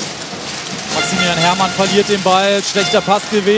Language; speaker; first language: German; native; German